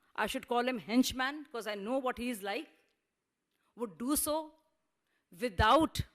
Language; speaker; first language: English; non-native, local second language; Hindi